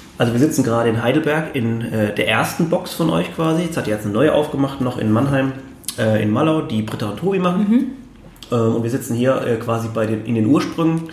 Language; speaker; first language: German; native; German